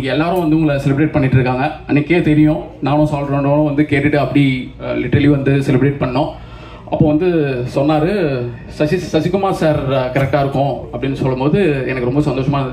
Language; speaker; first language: Tamil; native; Tamil